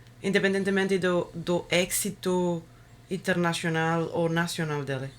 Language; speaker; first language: Portuguese; non-native, learner; Spanish